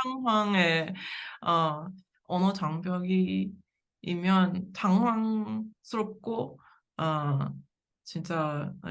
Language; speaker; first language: Korean; non-native, learner; English